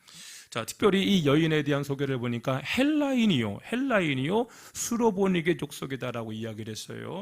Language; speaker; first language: Korean; native; Korean